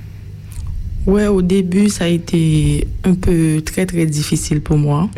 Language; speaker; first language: French; non-native, local second language; Haitian Creole